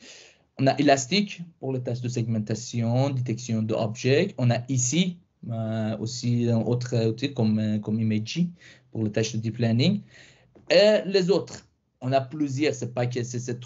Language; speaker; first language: French; non-native, fluent; Persian